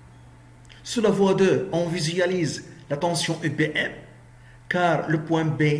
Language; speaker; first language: French; non-native, local second language; Arabic